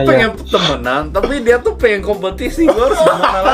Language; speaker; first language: Indonesian; early bilingual, other home language; Korean